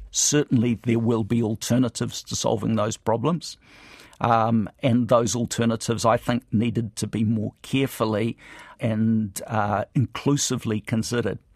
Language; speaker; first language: English; native; English